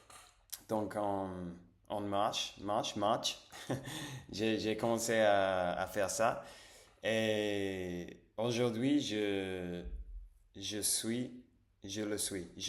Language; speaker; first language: French; non-native, fluent; Spanish